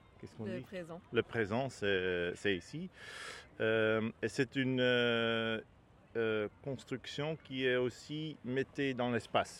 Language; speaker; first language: French; non-native, learner; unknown